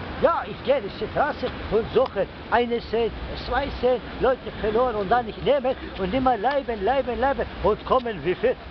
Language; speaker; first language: German; non-native, learner; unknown